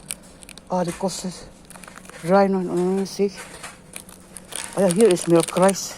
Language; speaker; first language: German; non-native, learner; Filipino